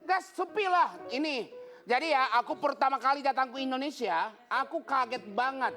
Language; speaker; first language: Indonesian; non-native, fluent; Japanese